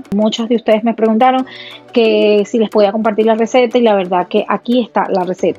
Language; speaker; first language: Spanish; native; Spanish